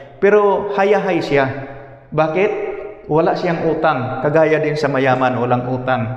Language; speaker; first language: Filipino; non-native, local second language; Cebuano